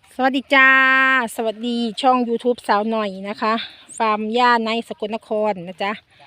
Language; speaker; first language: Thai; native; Thai